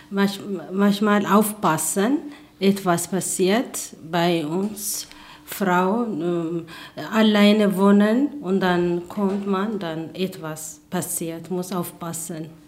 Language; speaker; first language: German; non-native, learner; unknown